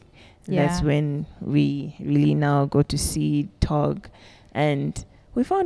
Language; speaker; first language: English; non-native, local second language; Shona